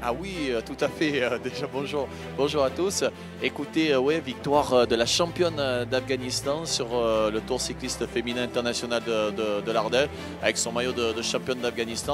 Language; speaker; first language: French; native; French